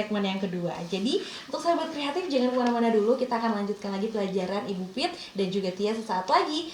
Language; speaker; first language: Indonesian; native; Indonesian